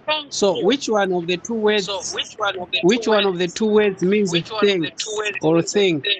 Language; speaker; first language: English; non-native, fluent; Nyanja